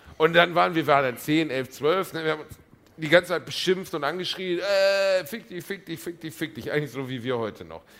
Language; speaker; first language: German; native; German